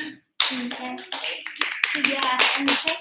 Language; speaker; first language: English; non-native, learner; Vietnamese